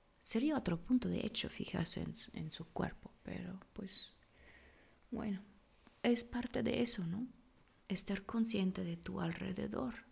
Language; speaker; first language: Spanish; non-native, fluent; German